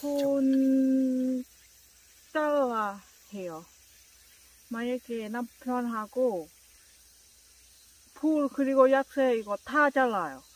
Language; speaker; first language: Korean; non-native, learner; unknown